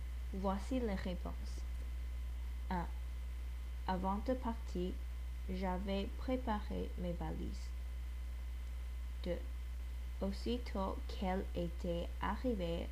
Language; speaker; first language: French; non-native, learner; English